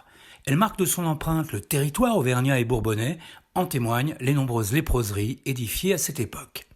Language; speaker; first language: French; native; French